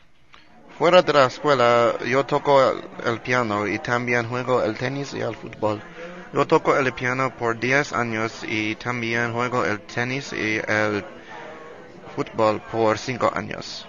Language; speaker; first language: Spanish; non-native, learner; English